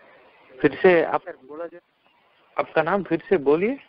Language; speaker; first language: Hindi; non-native, local second language; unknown